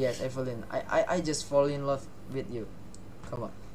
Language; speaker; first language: English; non-native, learner; Thai